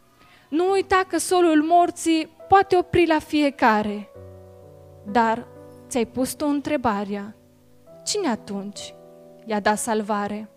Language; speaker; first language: Romanian; native; Romanian